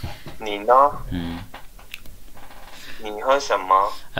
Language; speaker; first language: Chinese; non-native, learner; English